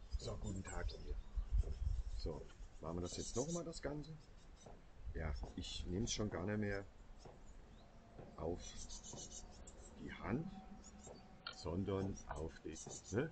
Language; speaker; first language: German; native; German